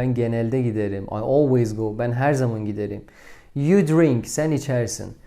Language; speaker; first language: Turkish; non-native, fluent; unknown